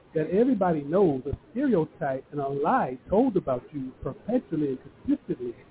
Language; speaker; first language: English; early bilingual, other home language; Yoruba